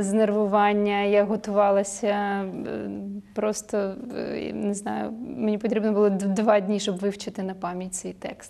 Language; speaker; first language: Ukrainian; non-native, local second language; Russian